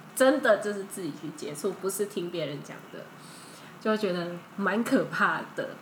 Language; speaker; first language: Chinese; early bilingual, heritage; Chinese